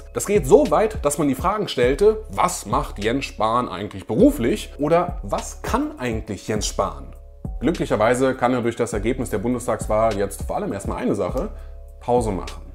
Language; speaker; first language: German; native; German